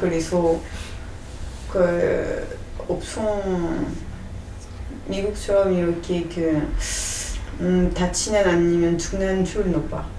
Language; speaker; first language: Korean; non-native, learner; French